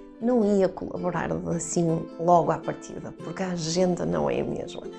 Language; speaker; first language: Portuguese; native; Portuguese